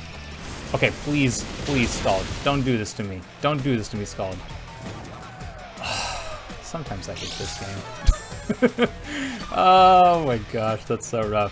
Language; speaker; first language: English; native; English